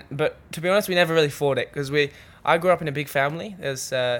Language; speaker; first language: English; native; English